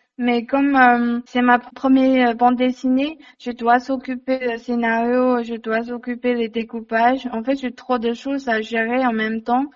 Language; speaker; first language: French; non-native, learner; Chinese